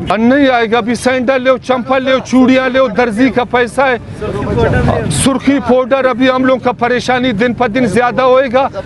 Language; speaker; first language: Urdu; non-native, local second language; Pashto